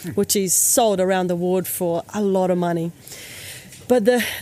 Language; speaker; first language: English; native; English